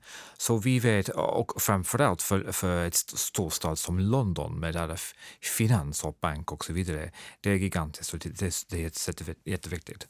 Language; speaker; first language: Swedish; non-native, fluent; English